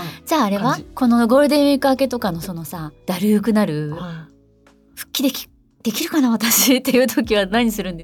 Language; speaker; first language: Japanese; native; Japanese